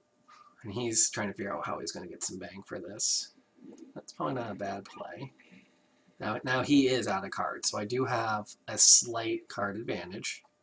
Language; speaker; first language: English; native; English